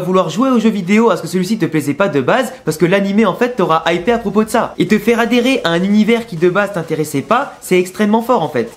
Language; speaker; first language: French; native; French